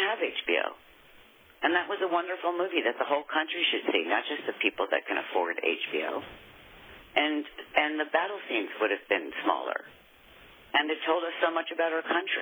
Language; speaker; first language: English; native; English